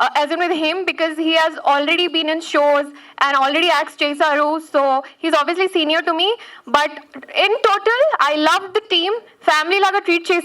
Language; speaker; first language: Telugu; non-native, learner; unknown